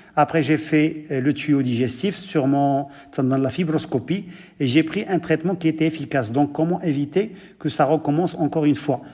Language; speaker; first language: French; non-native, local second language; Arabic